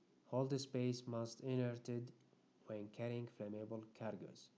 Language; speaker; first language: English; non-native, fluent; Arabic